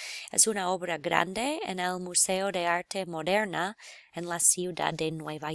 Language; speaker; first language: Spanish; non-native, fluent; English